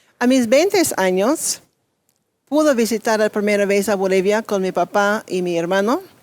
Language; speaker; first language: Spanish; non-native, fluent; English